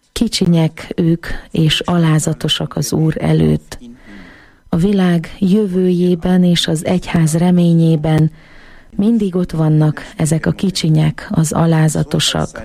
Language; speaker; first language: Hungarian; native; Hungarian